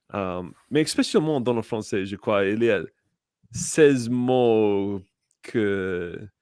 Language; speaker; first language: French; non-native, learner; English